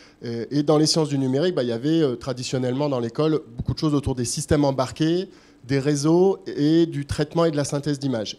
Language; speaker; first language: French; native; French